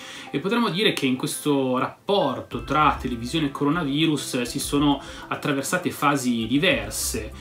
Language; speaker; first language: Italian; native; Italian